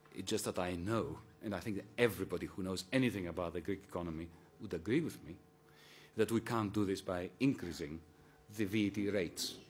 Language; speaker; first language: English; non-native, fluent; Greek